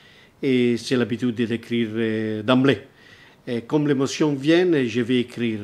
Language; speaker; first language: French; non-native, learner; Italian